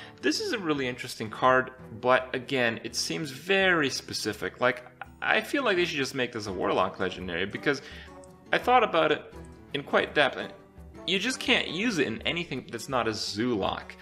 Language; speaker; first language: English; non-native, fluent; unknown